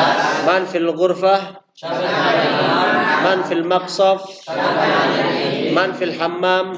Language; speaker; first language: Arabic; non-native, fluent; Indonesian